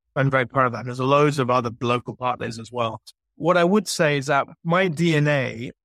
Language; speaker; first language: English; native; English